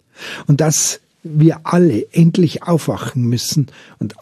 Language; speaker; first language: German; native; German